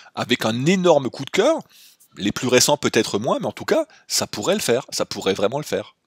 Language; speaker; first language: French; native; French